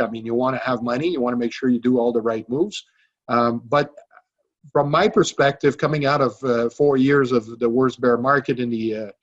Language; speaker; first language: English; non-native, local second language; French